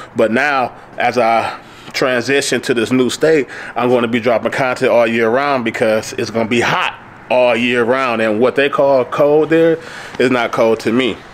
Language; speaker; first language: English; native; English